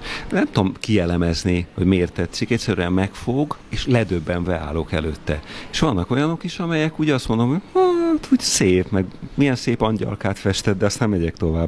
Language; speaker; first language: Hungarian; native; Hungarian